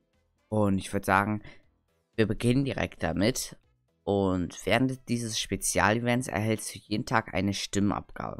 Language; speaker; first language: German; native; German